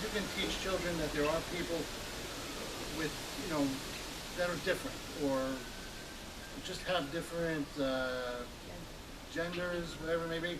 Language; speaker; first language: English; native; English